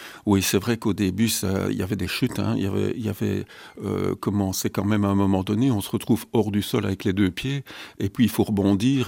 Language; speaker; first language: French; native; French